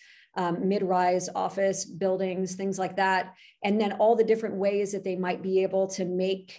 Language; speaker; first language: English; native; English